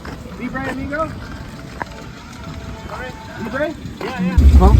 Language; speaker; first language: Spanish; non-native, learner; English